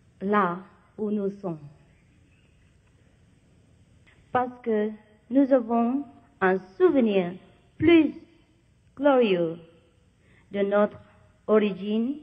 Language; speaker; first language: French; non-native, learner; Vietnamese